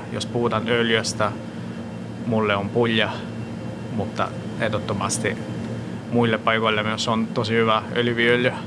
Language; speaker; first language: Finnish; non-native, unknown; Italian